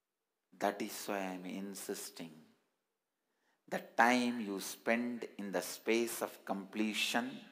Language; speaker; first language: English; non-native, local second language; Tamil